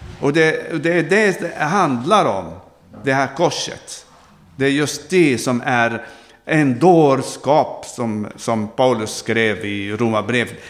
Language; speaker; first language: Swedish; non-native, fluent; Arabic